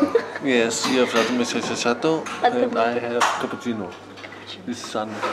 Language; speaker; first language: English; non-native, learner; German